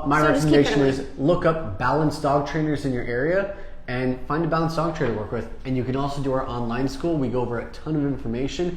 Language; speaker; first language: English; native; English